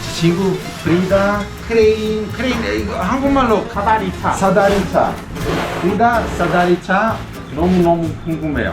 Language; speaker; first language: Korean; non-native, learner; Italian